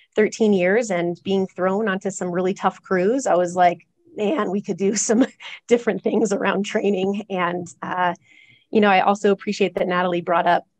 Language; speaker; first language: English; native; English